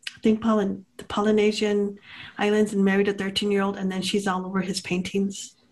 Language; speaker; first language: English; native; English